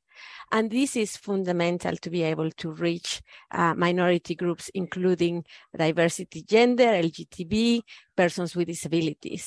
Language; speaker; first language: English; non-native, fluent; Spanish